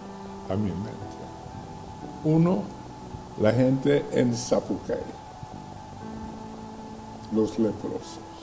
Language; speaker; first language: Spanish; non-native, fluent; English